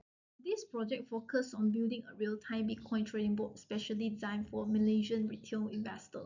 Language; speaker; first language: English; non-native, local second language; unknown